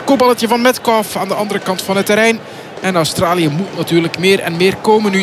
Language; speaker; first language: Dutch; native; Dutch